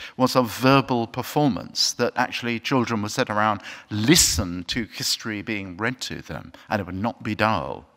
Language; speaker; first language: English; native; English